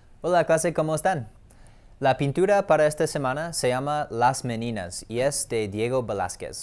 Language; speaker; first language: Spanish; non-native, fluent; English